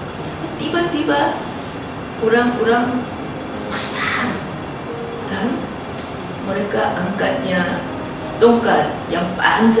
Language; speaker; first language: Indonesian; non-native, learner; Korean